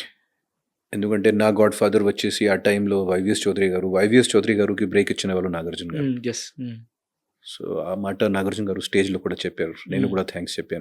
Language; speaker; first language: Telugu; non-native, fluent; Hindi